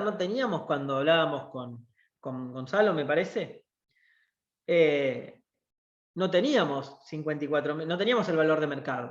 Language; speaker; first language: Spanish; native; Spanish